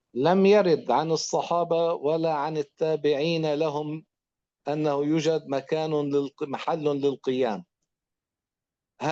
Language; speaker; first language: Arabic; native; Arabic